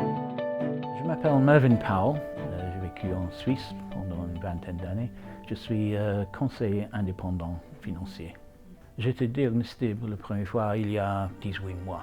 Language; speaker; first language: French; non-native, fluent; English